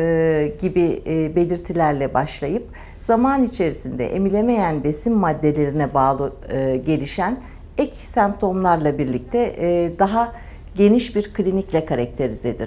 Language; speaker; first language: Turkish; native; Turkish